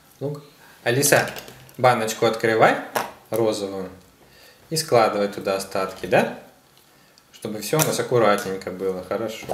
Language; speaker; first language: Russian; native; Russian